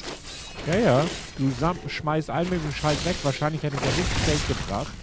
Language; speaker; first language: German; native; German